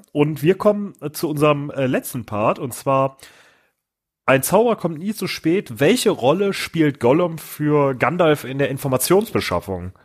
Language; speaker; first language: German; native; German